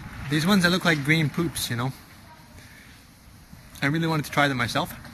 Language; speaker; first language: English; native; English